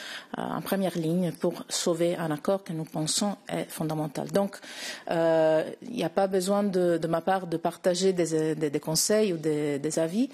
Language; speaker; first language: French; non-native, fluent; Italian